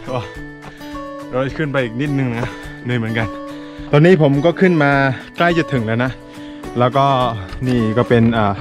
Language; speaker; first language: Thai; non-native, local second language; Karen languages